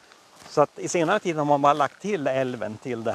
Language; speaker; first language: Swedish; native; Swedish